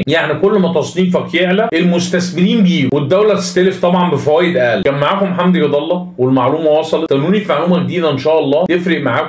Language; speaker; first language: Arabic; native; Arabic